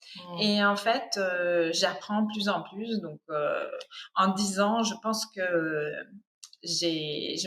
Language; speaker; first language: French; non-native, fluent; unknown